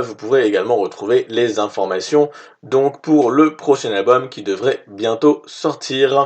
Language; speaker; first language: French; native; French